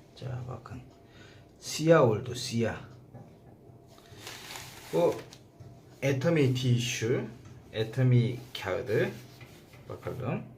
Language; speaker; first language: Turkish; non-native, learner; Korean